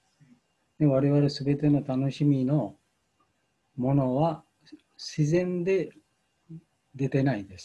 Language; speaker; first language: Japanese; non-native, fluent; Bangla